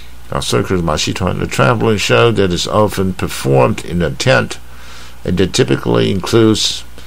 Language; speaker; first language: English; non-native, fluent; Chinese